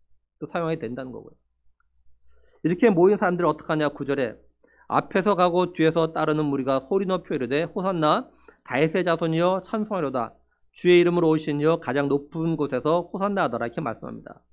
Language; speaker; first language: Korean; native; Korean